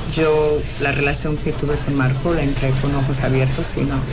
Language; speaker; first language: Spanish; early bilingual, heritage; Spanish